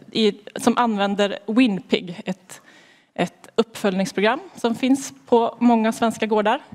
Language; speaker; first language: Swedish; native; Swedish